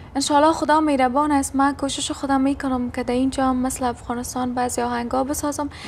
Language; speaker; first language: Persian; non-native, local second language; Turkmen